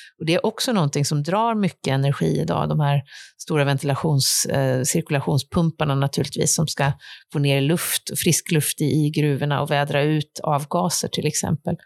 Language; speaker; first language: Swedish; native; Swedish